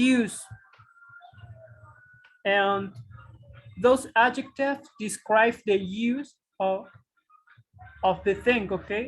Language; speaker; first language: English; non-native, fluent; Spanish